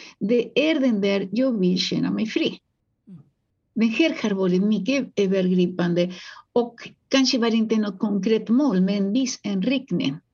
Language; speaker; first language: Swedish; non-native, fluent; Spanish